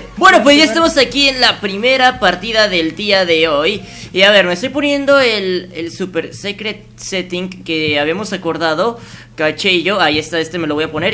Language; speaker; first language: Spanish; native; Spanish